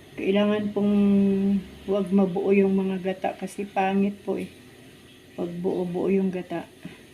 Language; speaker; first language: Filipino; native; Filipino